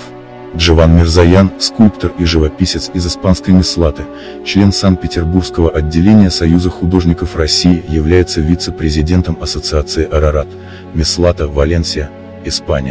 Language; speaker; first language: Russian; native; Russian